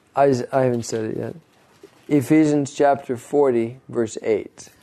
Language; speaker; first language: English; native; English